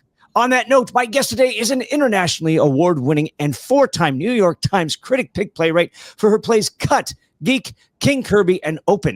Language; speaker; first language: English; native; English